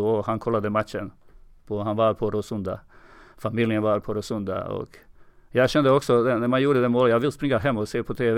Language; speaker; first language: Swedish; non-native, fluent; Serbian